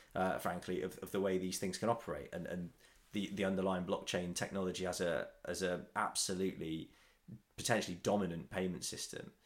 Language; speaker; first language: English; native; English